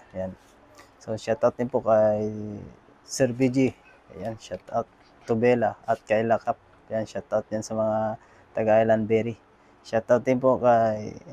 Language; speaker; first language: Filipino; native; Filipino